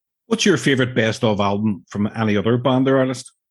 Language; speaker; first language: English; native; English